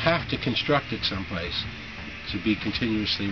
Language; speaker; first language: English; native; English